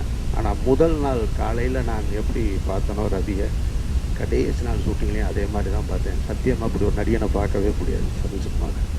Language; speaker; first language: Tamil; native; Tamil